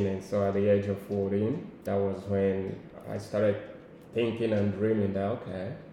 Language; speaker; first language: English; non-native, local second language; Igbo